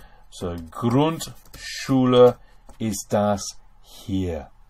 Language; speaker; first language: German; non-native, fluent; English